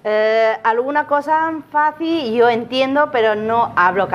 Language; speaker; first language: Spanish; non-native, learner; Chinese